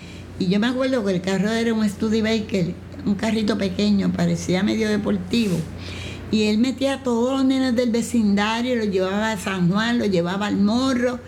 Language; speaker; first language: Spanish; native; Spanish